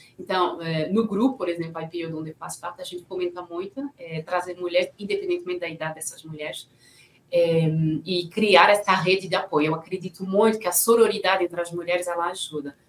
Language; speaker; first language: Portuguese; non-native, fluent; French